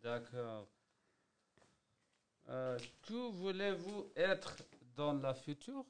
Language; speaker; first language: French; non-native, learner; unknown